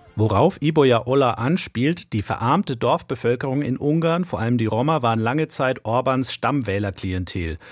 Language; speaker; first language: German; native; German